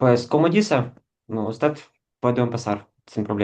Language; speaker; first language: Spanish; non-native, fluent; Ukrainian